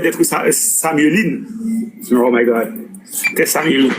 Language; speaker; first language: French; non-native, local second language; Haitian Creole